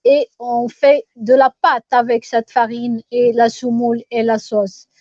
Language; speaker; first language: French; non-native, local second language; Arabic